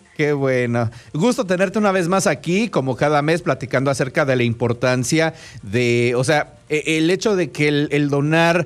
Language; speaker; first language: Spanish; native; Spanish